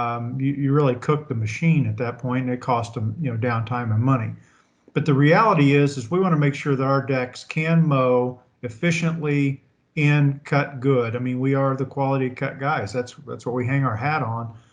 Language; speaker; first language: English; native; English